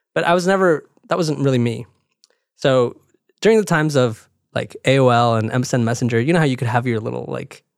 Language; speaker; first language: English; early bilingual, other home language; Spanish